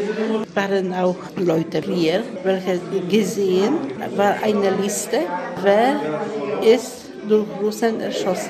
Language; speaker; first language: German; early bilingual, heritage; Polish